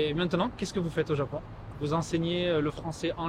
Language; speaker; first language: French; native; French